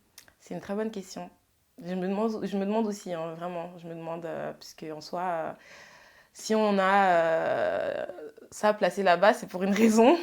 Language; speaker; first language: French; early bilingual, other home language; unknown